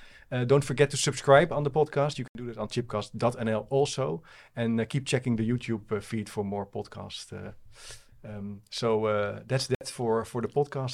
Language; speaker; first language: English; non-native, fluent; Dutch